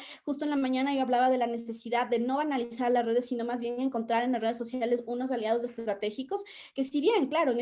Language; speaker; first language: Spanish; native; Spanish